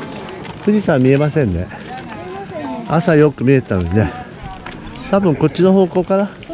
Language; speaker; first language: Japanese; native; Japanese